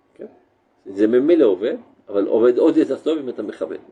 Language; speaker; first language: Hebrew; non-native, fluent; French